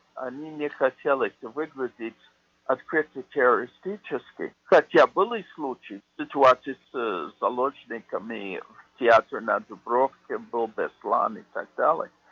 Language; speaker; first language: Russian; non-native, fluent; English